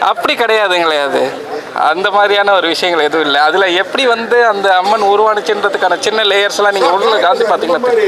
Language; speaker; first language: Tamil; native; Tamil